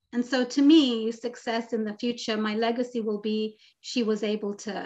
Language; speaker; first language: English; native; English